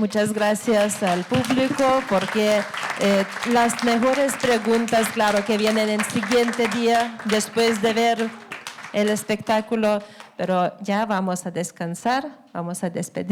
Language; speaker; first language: Spanish; non-native, fluent; Lithuanian